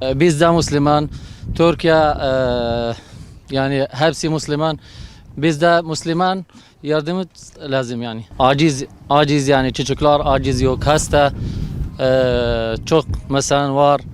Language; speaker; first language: Turkish; non-native, learner; Arabic